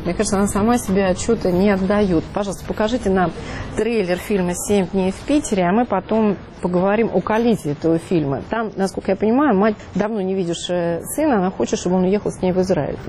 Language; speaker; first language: Russian; native; Russian